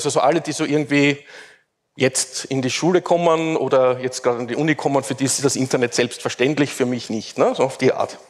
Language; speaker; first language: German; native; German